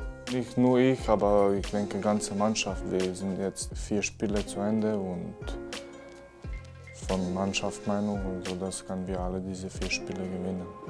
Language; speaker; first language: German; non-native, learner; Slovenian